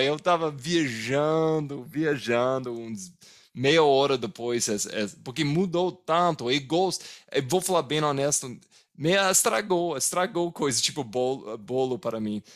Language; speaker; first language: Portuguese; non-native, fluent; English